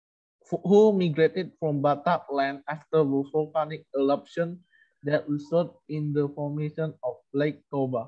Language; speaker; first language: English; non-native, learner; Indonesian